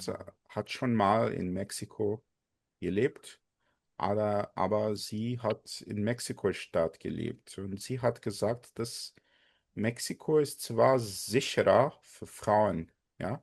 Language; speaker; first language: German; non-native, fluent; Portuguese